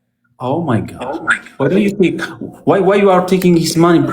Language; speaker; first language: English; non-native, fluent; Amharic